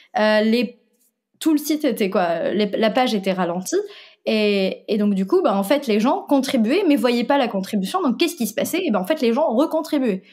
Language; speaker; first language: French; non-native, local second language; Arabic